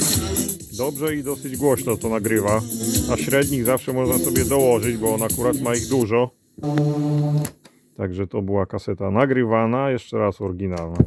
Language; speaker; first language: Polish; native; Polish